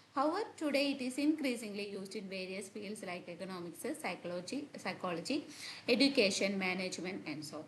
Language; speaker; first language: English; non-native, local second language; Malayalam